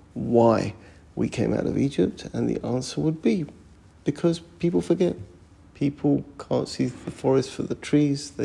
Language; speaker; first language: English; native; English